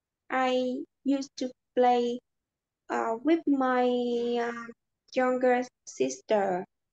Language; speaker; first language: English; non-native, learner; Vietnamese